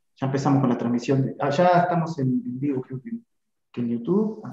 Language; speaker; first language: Spanish; native; Spanish